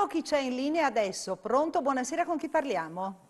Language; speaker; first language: Italian; native; Italian